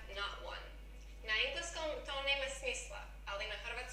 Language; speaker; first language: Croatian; non-native, learner; English